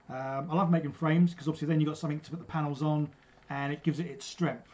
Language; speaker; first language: English; native; English